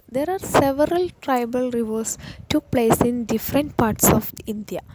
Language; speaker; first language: English; non-native, local second language; Malayalam